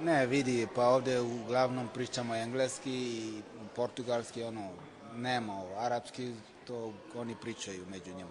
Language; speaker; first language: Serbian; non-native, fluent; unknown